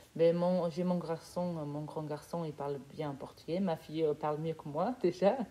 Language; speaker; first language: French; non-native, fluent; Portuguese